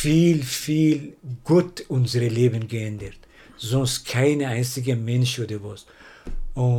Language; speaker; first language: German; non-native, learner; Persian